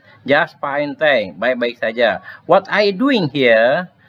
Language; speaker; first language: English; non-native, fluent; Indonesian